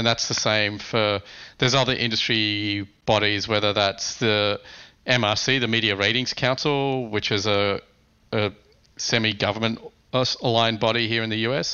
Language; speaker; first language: English; native; English